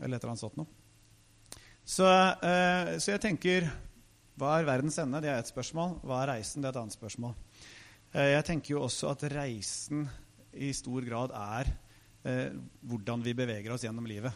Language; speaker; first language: Norwegian; native; Norwegian